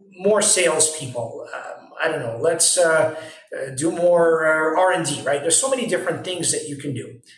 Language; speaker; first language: English; native; English